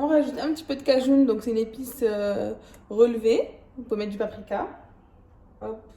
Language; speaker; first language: French; early bilingual, other home language; Arabic